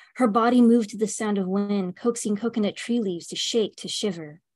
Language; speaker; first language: English; native; English